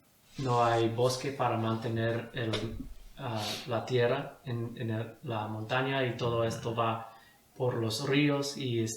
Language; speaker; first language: Spanish; non-native, fluent; English